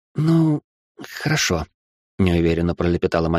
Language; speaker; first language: Russian; native; Russian